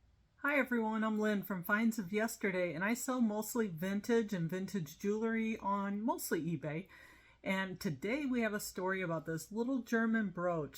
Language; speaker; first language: English; native; English